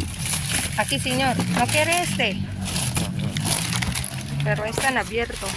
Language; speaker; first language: Spanish; non-native, learner; Filipino